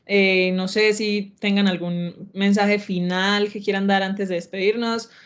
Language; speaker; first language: Spanish; native; Spanish